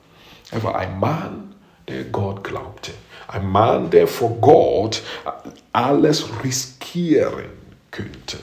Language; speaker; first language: German; non-native, fluent; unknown